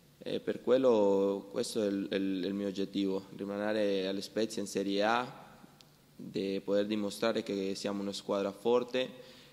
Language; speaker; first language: Italian; non-native, learner; Spanish